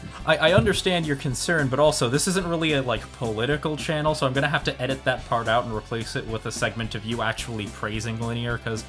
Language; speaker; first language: English; native; English